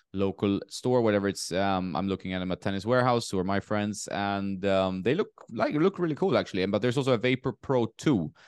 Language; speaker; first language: English; non-native, fluent; Swedish